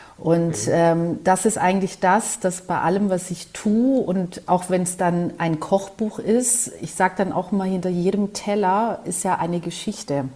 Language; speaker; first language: German; early bilingual, other home language; Greek